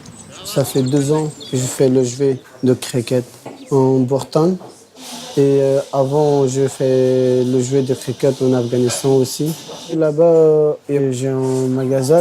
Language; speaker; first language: French; non-native, learner; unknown